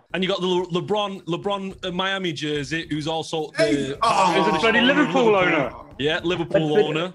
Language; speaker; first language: English; native; English